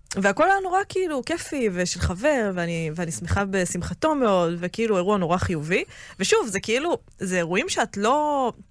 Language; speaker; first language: Hebrew; native; Hebrew